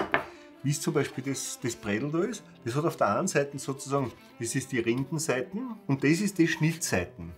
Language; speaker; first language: German; native; German